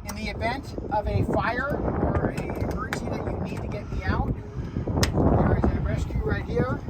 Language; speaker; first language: English; native; English